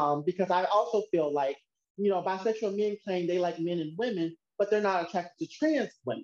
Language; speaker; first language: English; native; English